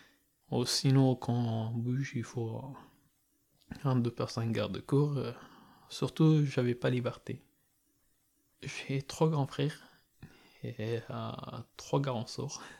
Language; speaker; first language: French; non-native, learner; Persian